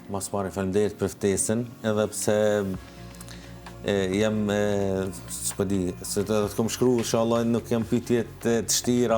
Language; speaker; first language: Albanian; early bilingual, other home language; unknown